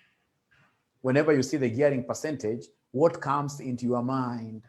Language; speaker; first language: English; non-native, local second language; Swahili